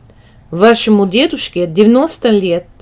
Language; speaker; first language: Russian; non-native, fluent; English